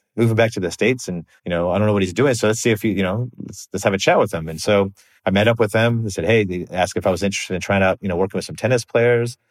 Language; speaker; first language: English; native; English